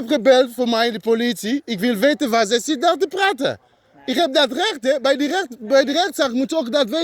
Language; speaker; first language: Dutch; non-native, learner; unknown